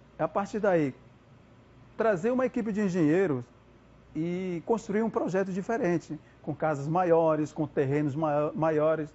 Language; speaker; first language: Portuguese; non-native, local second language; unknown